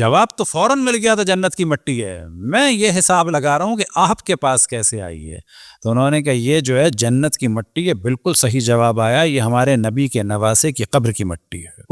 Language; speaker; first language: Urdu; native; Urdu